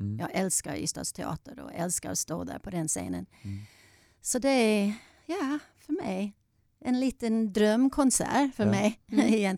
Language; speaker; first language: Swedish; non-native, fluent; English